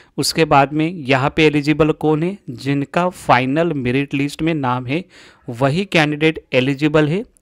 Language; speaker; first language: Hindi; non-native, local second language; Marathi